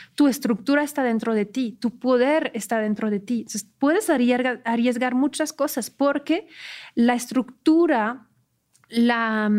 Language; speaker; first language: Spanish; non-native, fluent; French